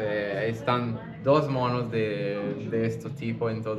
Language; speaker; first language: Spanish; non-native, learner; Italian